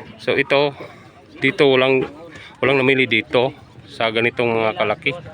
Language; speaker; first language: Filipino; non-native, local second language; Hiligaynon